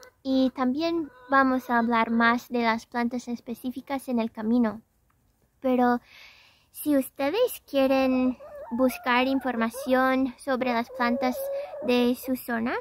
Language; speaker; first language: Spanish; non-native, fluent; English